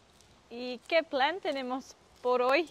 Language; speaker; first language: Spanish; non-native, learner; Danish